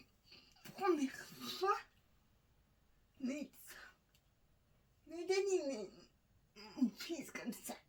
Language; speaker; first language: French; non-native, learner; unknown